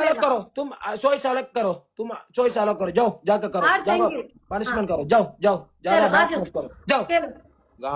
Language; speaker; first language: Hindi; non-native, local second language; Tamil